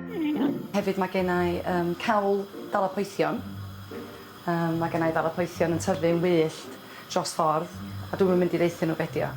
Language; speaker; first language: Welsh; native; Welsh